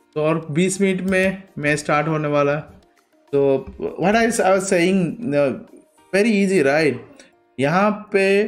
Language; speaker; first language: Hindi; non-native, local second language; Odia